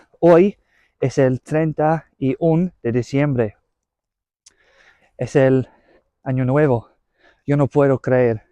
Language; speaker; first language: Spanish; non-native, learner; English